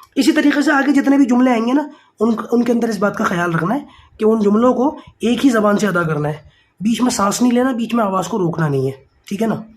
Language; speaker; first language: Urdu; native; Urdu